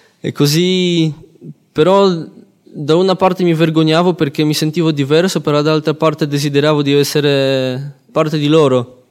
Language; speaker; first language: Italian; non-native, fluent; Polish